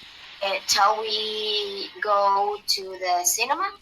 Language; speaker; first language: English; non-native, learner; Spanish